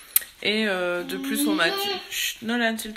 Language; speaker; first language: French; native; French